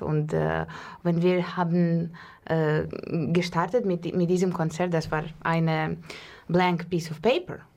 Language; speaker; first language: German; non-native, fluent; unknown